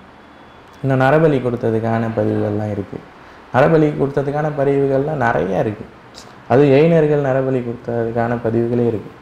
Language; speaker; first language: Tamil; native; Tamil